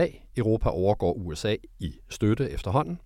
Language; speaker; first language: Danish; native; Danish